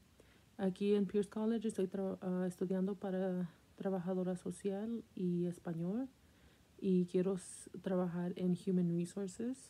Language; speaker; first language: Spanish; early bilingual, heritage; Spanish